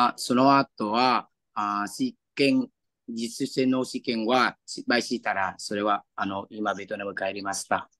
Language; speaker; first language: Japanese; non-native, learner; Vietnamese